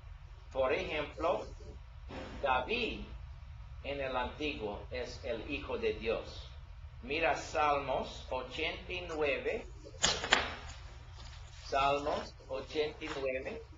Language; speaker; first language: Spanish; non-native, learner; English